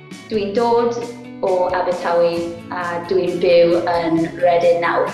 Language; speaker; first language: Welsh; non-native, local second language; English